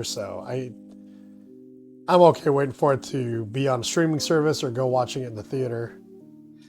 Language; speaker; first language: English; native; English